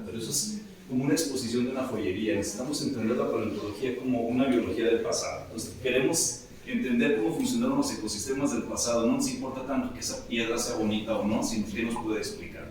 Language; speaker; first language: Spanish; native; Spanish